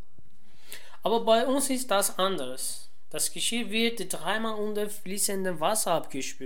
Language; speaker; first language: German; non-native, learner; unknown